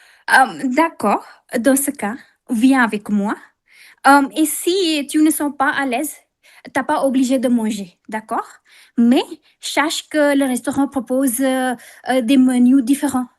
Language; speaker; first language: French; non-native, fluent; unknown